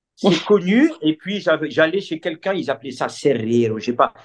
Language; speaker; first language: French; non-native, local second language; Arabic